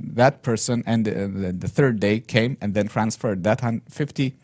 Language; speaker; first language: English; non-native, fluent; Arabic